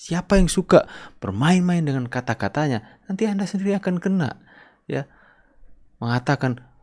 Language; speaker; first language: Indonesian; native; Indonesian